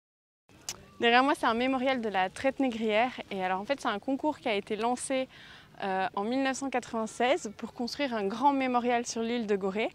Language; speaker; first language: French; native; French